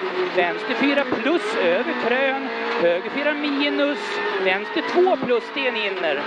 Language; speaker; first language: Swedish; native; Swedish